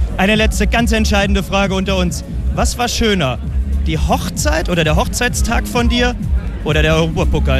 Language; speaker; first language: German; native; German